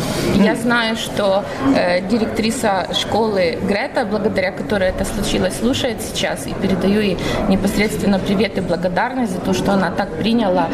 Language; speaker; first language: Russian; native; Russian